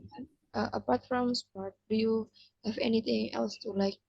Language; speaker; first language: English; non-native, learner; Indonesian